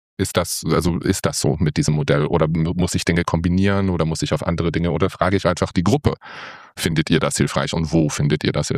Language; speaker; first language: German; non-native, fluent; English